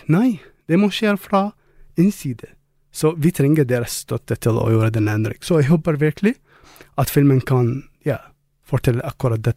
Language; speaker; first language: Norwegian; non-native, fluent; Arabic